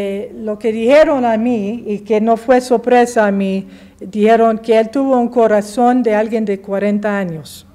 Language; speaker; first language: Spanish; early bilingual, heritage; English